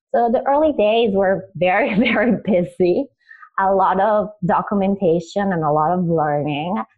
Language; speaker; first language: English; early bilingual, other home language; Italian